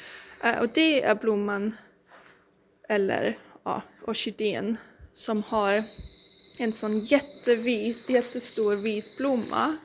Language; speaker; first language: Swedish; non-native, fluent; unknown